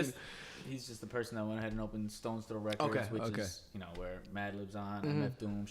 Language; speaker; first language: English; native; English